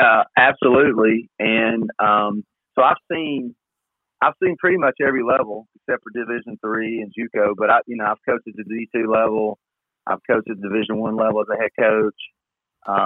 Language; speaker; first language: English; native; English